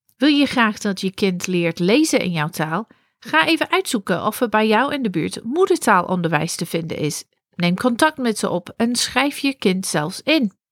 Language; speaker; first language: Dutch; non-native, fluent; English